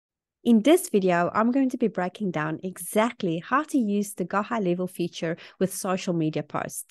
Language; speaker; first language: English; native; English